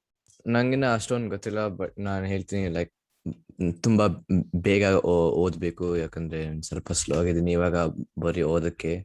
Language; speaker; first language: Kannada; early bilingual, heritage; English